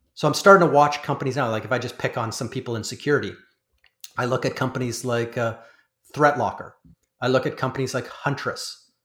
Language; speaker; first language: English; native; English